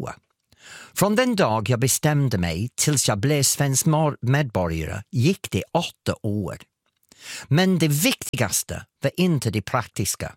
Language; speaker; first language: Swedish; non-native, fluent; English